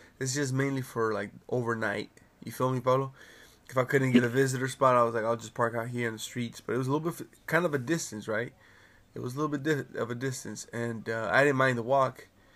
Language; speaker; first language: English; early bilingual, other home language; Spanish